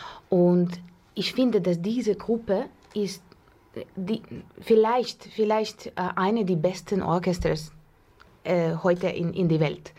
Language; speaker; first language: German; non-native, fluent; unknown